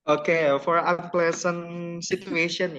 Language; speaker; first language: English; non-native, learner; Indonesian